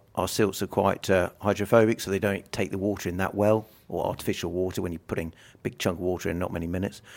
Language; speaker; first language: English; native; English